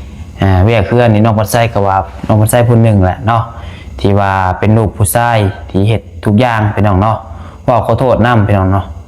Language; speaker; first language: Thai; non-native, local second language; Lao